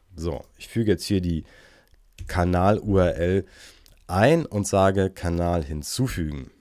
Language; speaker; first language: German; native; German